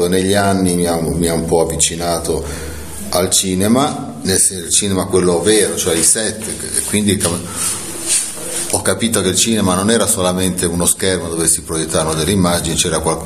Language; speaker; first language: Italian; native; Italian